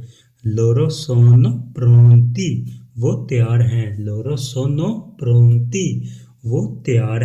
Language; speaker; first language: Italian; non-native, fluent; Urdu